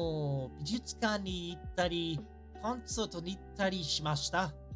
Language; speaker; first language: Japanese; non-native, learner; English